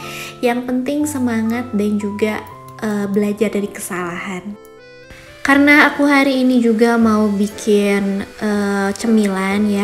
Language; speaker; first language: Indonesian; native; Indonesian